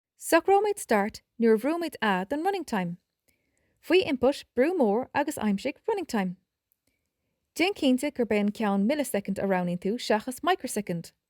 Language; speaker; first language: Irish; native; Irish